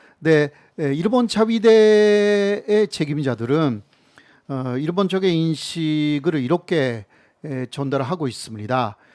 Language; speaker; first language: Korean; non-native, fluent; Japanese